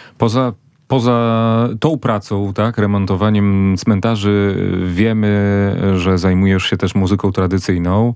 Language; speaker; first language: Polish; native; Polish